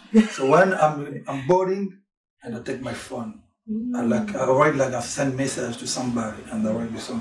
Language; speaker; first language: English; non-native, learner; French